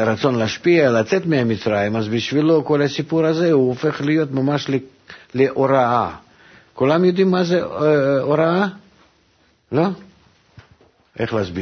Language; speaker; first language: Hebrew; non-native, fluent; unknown